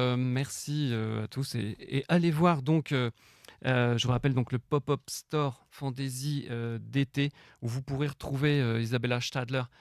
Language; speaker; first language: French; native; French